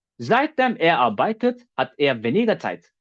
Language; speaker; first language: German; non-native, fluent; Turkish